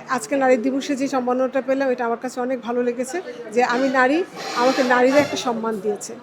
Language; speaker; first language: Bangla; native; Bangla